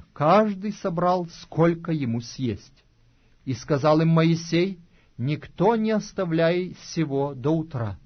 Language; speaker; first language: Russian; native; Russian